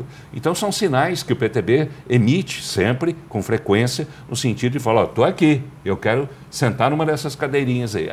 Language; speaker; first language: Portuguese; native; Portuguese